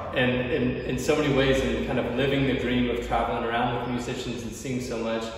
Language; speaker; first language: English; native; English